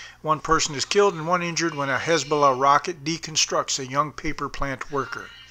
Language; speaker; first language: English; native; English